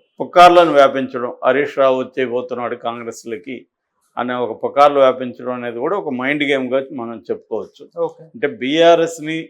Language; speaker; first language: Telugu; native; Telugu